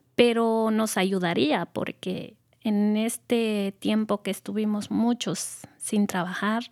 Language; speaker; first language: Spanish; native; Spanish